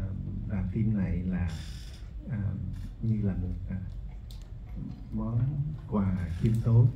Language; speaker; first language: Vietnamese; early bilingual, heritage; Vietnamese